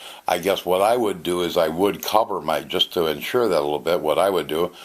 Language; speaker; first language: English; native; English